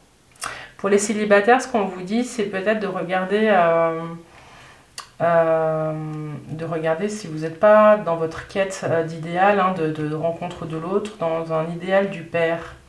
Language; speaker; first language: French; native; French